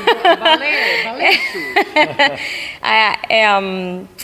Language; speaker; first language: English; non-native, fluent; Serbian